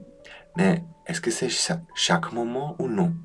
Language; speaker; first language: French; non-native, learner; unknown